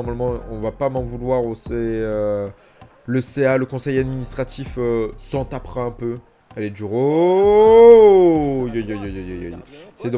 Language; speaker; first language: French; native; French